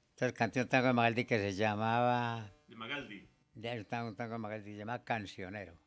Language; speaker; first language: Spanish; native; Spanish